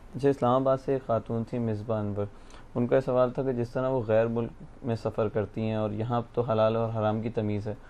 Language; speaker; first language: Urdu; native; Urdu